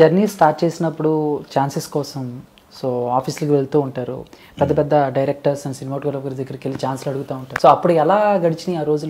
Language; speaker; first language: Telugu; native; Telugu